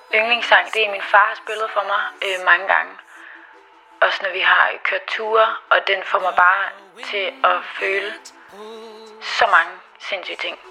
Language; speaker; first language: Danish; native; Danish